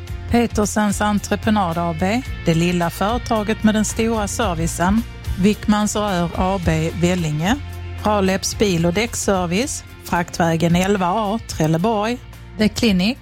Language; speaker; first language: Swedish; native; Swedish